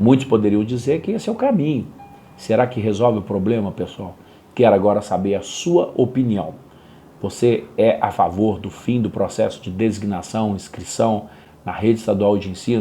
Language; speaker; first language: Portuguese; native; Portuguese